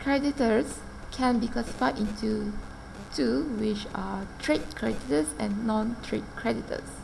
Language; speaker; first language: English; non-native, local second language; Malay